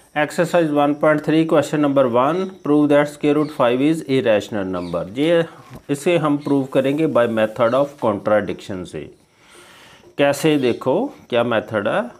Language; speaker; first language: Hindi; non-native, local second language; Punjabi